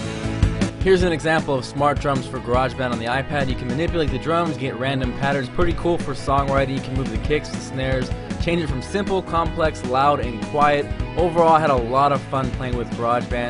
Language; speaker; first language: English; native; English